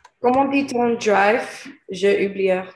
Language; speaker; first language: French; non-native, learner; English